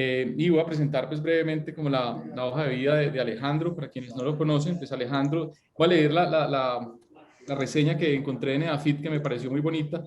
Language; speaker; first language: Spanish; native; Spanish